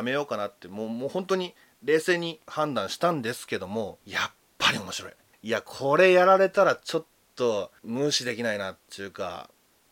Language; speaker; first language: Japanese; native; Japanese